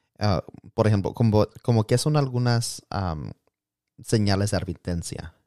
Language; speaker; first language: Spanish; early bilingual, heritage; Spanish